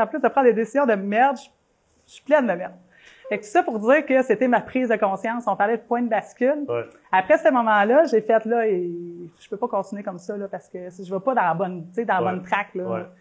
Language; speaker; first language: French; native; French